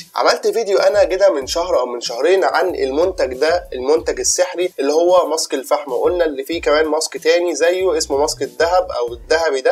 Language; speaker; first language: Arabic; native; Arabic